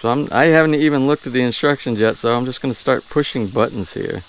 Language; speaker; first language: English; native; English